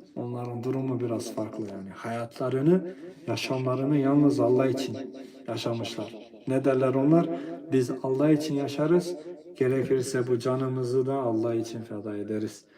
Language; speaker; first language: Turkish; non-native, fluent; Albanian